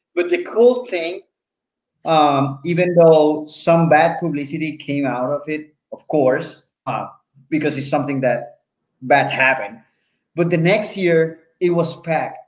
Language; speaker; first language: English; non-native, fluent; Spanish